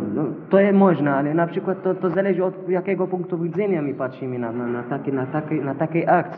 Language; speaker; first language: Polish; non-native, learner; Arabic